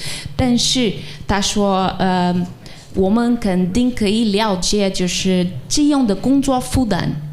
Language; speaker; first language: Chinese; non-native, fluent; Portuguese